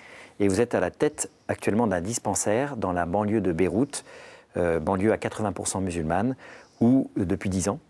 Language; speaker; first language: French; native; French